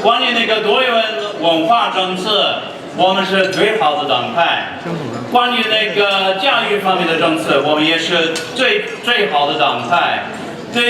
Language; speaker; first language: Chinese; non-native, fluent; English